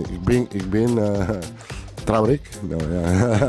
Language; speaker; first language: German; non-native, learner; Italian